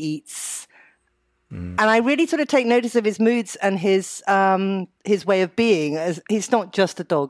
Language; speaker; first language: English; native; English